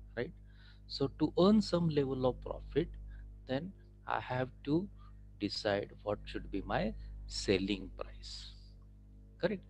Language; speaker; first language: English; non-native, local second language; Marathi